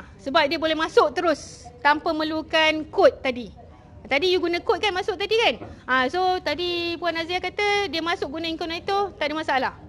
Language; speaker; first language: Malay; native; Malay